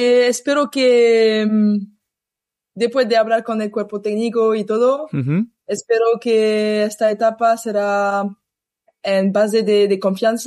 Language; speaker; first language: Spanish; non-native, learner; French